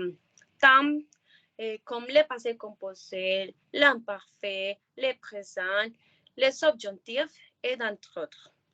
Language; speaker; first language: French; non-native, learner; Spanish